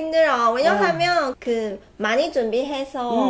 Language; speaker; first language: Korean; non-native, learner; Chinese